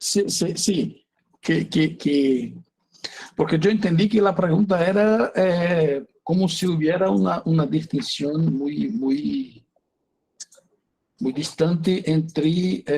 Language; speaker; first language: Spanish; non-native, fluent; Portuguese